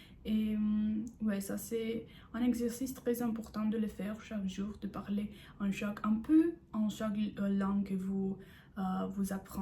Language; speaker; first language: French; non-native, learner; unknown